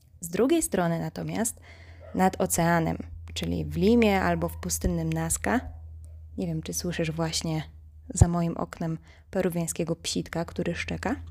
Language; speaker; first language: Polish; native; Polish